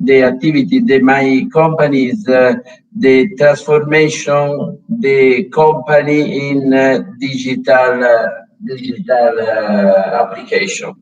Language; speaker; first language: English; non-native, learner; Italian